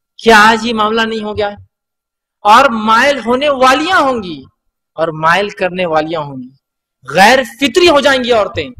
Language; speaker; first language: Urdu; native; Urdu